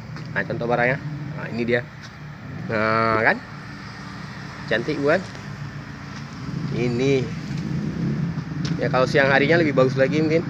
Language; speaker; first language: Indonesian; native; Indonesian